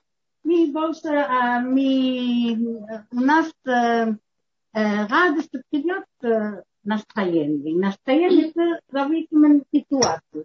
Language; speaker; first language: Russian; non-native, fluent; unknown